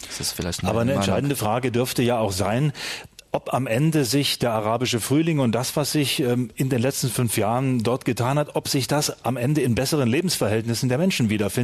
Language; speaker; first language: German; native; German